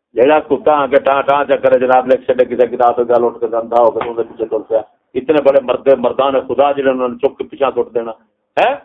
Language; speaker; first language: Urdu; non-native, local second language; Punjabi